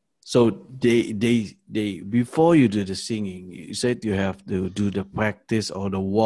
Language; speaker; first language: English; non-native, learner; Indonesian